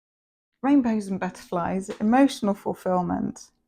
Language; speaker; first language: English; native; English